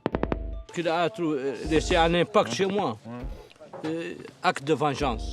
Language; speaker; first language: French; non-native, local second language; Arabic